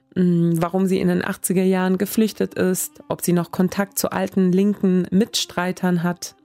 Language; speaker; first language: German; early bilingual, other home language; Swedish